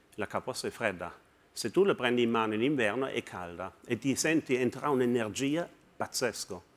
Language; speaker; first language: Italian; non-native, fluent; German